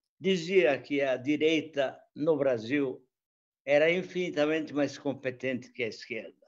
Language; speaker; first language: Portuguese; early bilingual, other home language; Italian